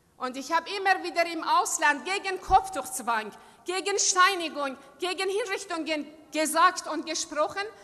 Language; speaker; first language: German; non-native, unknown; Persian